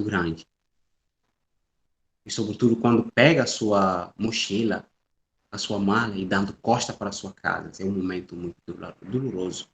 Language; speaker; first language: Portuguese; non-native, local second language; Upper Guinea Crioulo